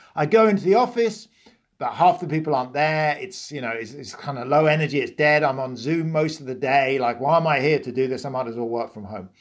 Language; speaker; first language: English; native; English